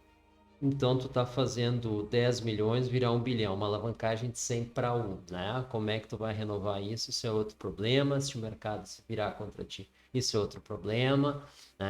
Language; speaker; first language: Portuguese; native; Portuguese